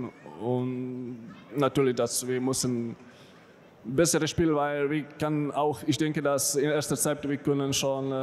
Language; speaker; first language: German; non-native, learner; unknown